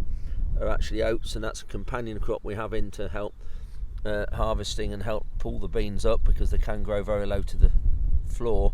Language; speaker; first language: English; native; English